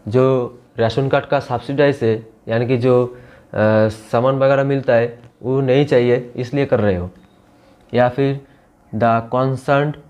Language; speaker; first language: Hindi; non-native, local second language; Bangla